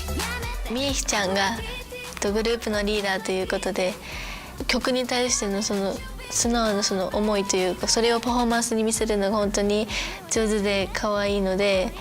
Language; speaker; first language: Japanese; native; Japanese